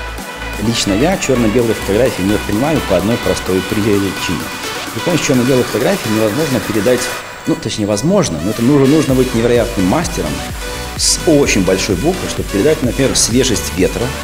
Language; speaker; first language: Russian; native; Russian